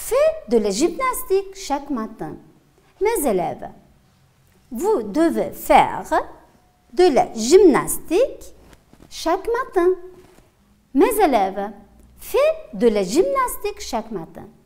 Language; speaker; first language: French; non-native, fluent; Uzbek